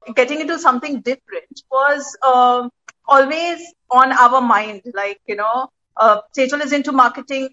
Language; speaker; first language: English; non-native, local second language; Gujarati